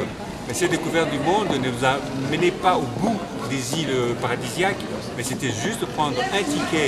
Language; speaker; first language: French; native; French